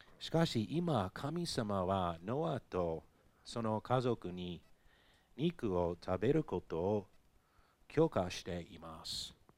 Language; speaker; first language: Japanese; non-native, fluent; English